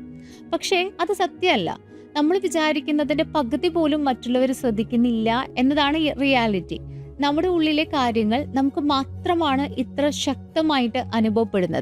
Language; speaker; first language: Malayalam; native; Malayalam